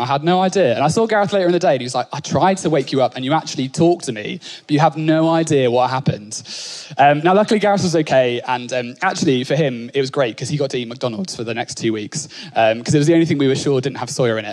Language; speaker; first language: English; native; English